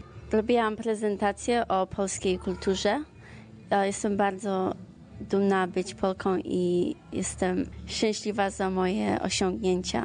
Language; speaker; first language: Polish; early bilingual, heritage; Polish